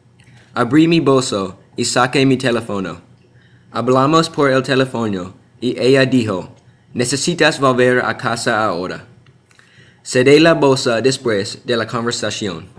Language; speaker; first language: Spanish; non-native, learner; English